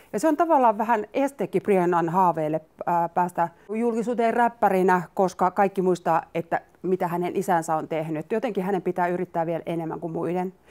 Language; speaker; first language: Finnish; native; Finnish